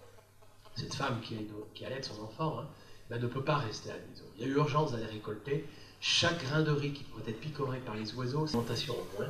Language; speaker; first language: French; native; French